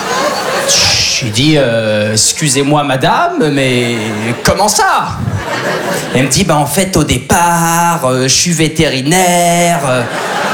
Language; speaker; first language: French; native; French